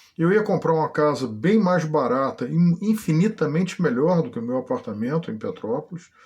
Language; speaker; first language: Portuguese; native; Portuguese